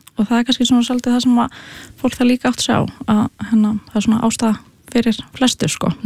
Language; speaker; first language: Icelandic; native; Icelandic